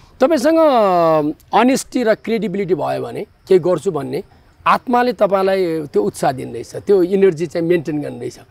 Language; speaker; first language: Nepali; native; Nepali